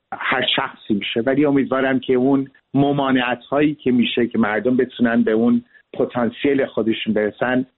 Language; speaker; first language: Persian; early bilingual, heritage; Persian